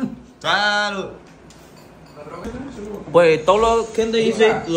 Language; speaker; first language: Spanish; native; Spanish